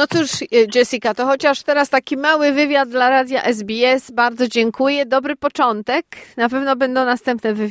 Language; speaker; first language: Polish; native; Polish